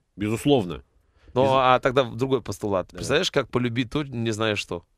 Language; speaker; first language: Russian; native; Russian